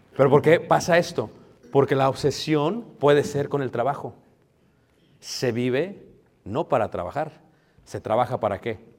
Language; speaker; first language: Spanish; early bilingual, heritage; Spanish